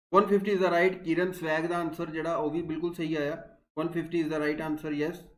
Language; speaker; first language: Hindi; non-native, local second language; Punjabi